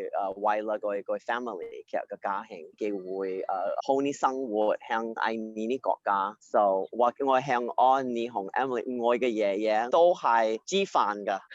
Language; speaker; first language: Cantonese; early bilingual, heritage; Cantonese